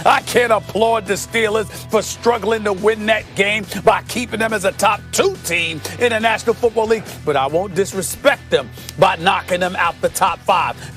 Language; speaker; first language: English; native; English